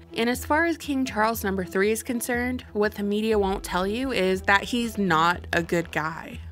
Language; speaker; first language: English; native; English